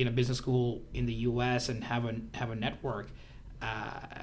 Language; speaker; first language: English; non-native, local second language; Hindi